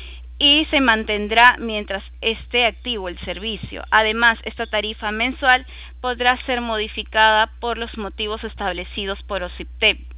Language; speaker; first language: Spanish; native; Spanish